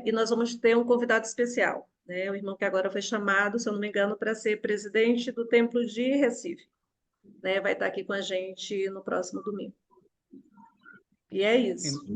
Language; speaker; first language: Portuguese; native; Portuguese